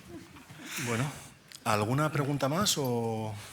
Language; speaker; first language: Spanish; native; Spanish